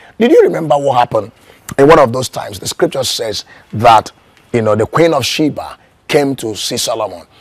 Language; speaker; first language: English; non-native, local second language; Igbo